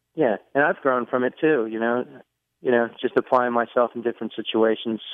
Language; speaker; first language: English; native; English